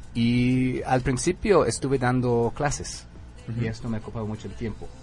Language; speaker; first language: Spanish; non-native, fluent; English